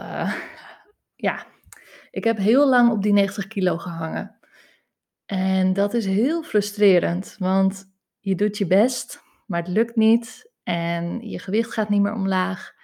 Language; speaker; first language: Dutch; native; Dutch